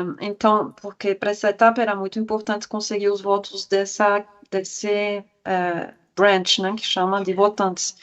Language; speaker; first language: Portuguese; non-native, fluent; French